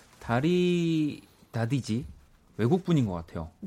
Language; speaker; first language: Korean; native; Korean